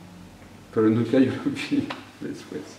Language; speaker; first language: Spanish; non-native, fluent; French